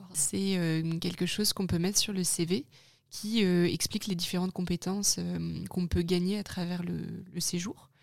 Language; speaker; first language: French; native; French